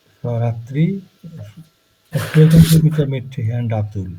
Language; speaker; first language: German; non-native, fluent; Bangla